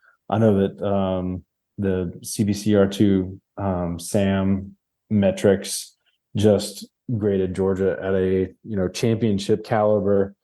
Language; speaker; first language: English; native; English